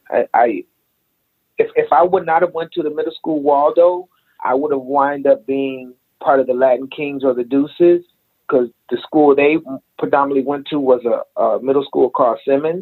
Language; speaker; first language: English; native; English